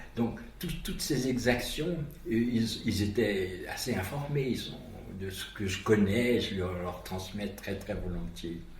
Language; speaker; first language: French; non-native, local second language; Haitian Creole